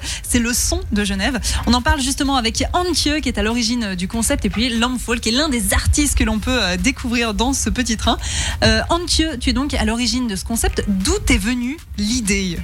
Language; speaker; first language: French; native; French